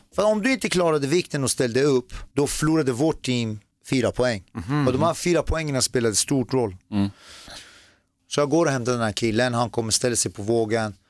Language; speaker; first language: Swedish; early bilingual, other home language; Persian